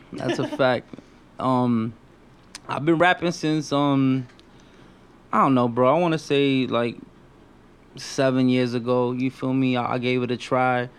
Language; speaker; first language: English; early bilingual, other home language; Spanish